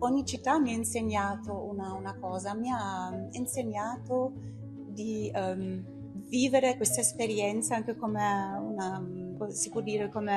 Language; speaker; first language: Italian; non-native, fluent; German